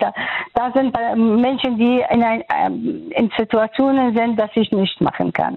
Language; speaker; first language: German; non-native, fluent; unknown